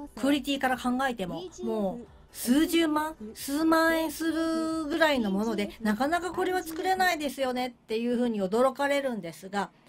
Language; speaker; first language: Japanese; native; Japanese